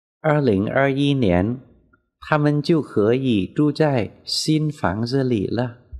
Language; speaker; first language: Chinese; non-native, fluent; Vietnamese